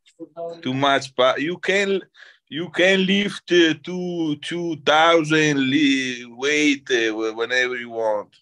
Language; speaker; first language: English; non-native, learner; Italian